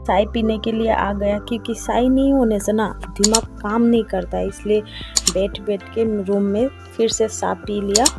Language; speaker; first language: Hindi; non-native, local second language; Assamese